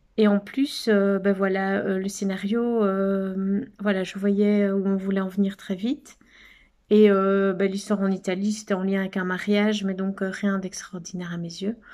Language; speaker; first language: French; native; French